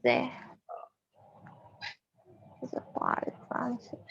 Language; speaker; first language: French; non-native, learner; Hindi